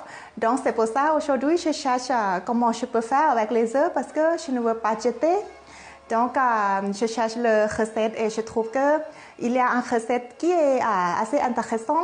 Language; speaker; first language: French; non-native, fluent; Thai